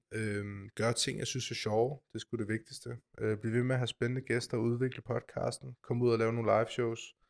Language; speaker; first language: Danish; native; Danish